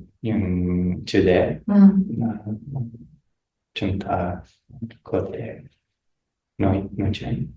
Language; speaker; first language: Vietnamese; non-native, learner; English